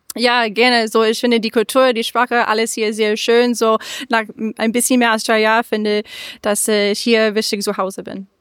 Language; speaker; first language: German; non-native, learner; English